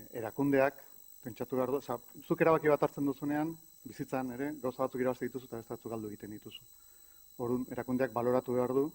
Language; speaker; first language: Basque; native; Basque